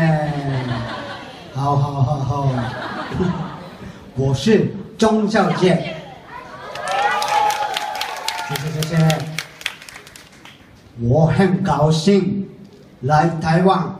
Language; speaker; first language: Chinese; non-native, learner; Japanese